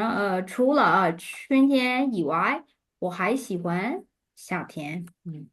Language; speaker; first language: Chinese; non-native, fluent; Burmese